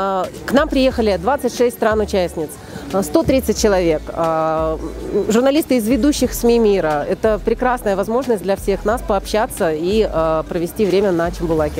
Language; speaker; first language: Russian; native; Russian